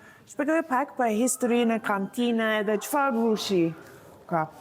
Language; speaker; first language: Albanian; non-native, learner; English